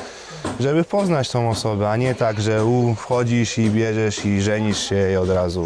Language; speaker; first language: Polish; early bilingual, heritage; Polish